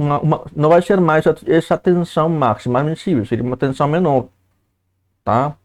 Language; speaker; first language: Portuguese; native; Portuguese